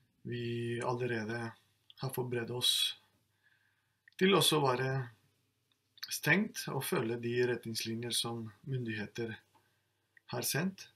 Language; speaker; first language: Norwegian; non-native, fluent; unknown